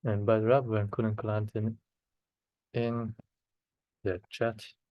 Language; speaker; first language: Dutch; non-native, learner; Korean